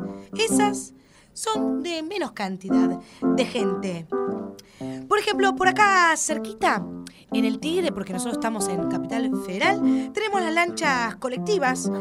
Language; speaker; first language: Spanish; native; Spanish